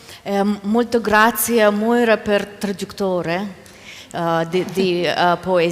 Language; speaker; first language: Italian; non-native, learner; Belarusian